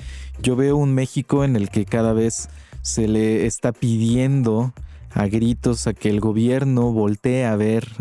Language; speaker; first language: Spanish; native; Spanish